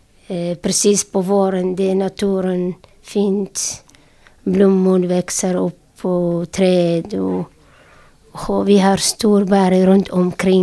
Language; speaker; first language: Swedish; non-native, learner; Syriac